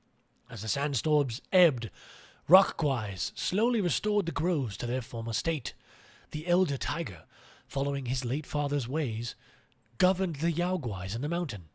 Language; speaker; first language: English; native; English